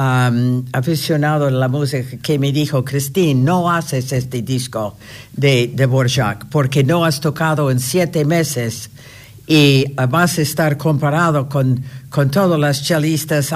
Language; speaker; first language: Spanish; non-native, fluent; English